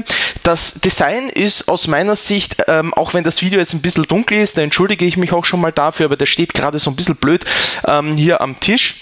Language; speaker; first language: German; native; German